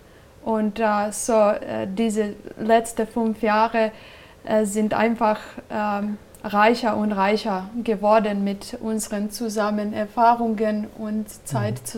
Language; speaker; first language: German; non-native, fluent; Serbian